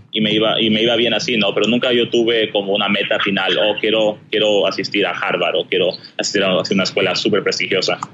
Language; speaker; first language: Spanish; early bilingual, heritage; Spanish